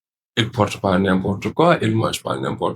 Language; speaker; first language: French; non-native, local second language; Wolof